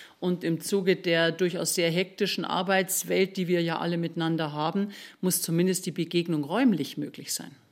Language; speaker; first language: German; native; German